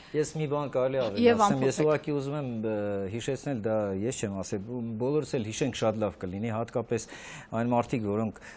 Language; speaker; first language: Armenian; native; Armenian